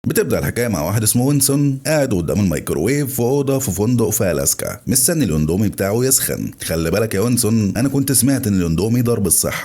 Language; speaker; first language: Arabic; native; Arabic